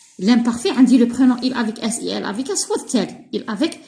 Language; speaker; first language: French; non-native, local second language; Arabic